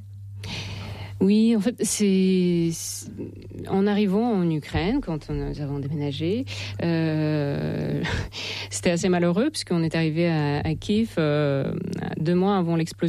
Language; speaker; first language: French; non-native, fluent; Russian